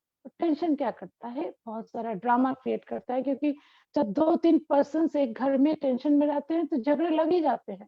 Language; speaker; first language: Hindi; non-native, local second language; Bangla